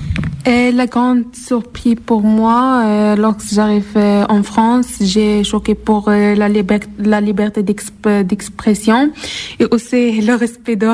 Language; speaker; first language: French; non-native, learner; Arabic